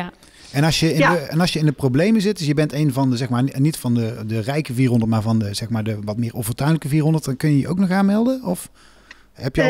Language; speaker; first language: Dutch; native; Dutch